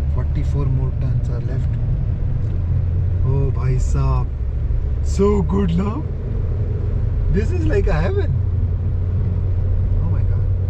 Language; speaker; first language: English; non-native, fluent; Hindi